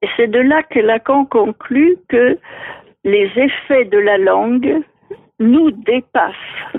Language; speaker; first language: French; native; French